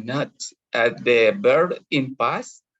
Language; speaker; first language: English; non-native, learner; Spanish